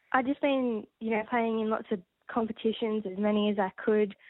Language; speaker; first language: English; native; English